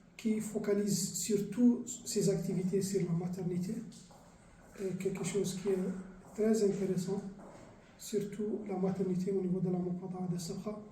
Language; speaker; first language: French; non-native, local second language; Arabic